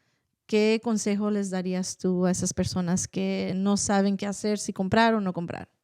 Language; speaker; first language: Spanish; early bilingual, heritage; Spanish